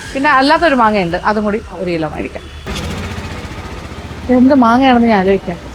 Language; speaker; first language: Malayalam; native; Malayalam